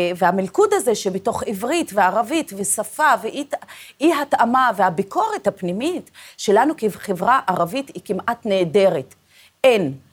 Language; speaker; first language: Hebrew; non-native, local second language; Arabic